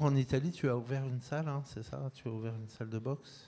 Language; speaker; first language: French; native; French